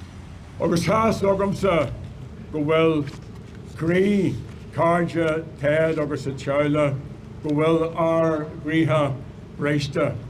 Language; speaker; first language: Irish; non-native, local second language; English